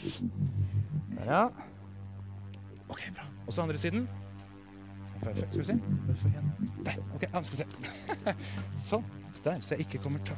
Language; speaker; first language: Norwegian; native; Norwegian